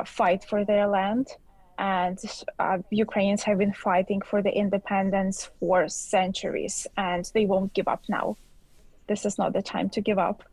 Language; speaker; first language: English; non-native, fluent; Ukrainian